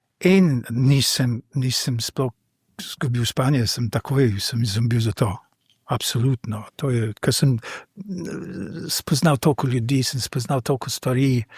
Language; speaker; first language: Slovenian; non-native, fluent; English